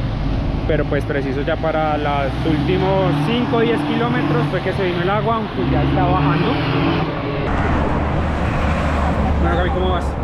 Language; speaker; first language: Spanish; native; Spanish